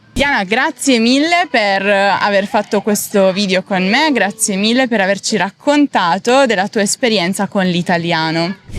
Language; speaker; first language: Italian; native; Italian